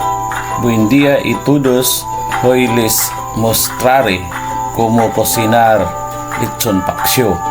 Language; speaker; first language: Spanish; non-native, learner; Filipino